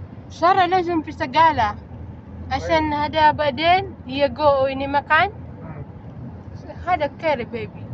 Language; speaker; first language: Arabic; non-native, learner; Filipino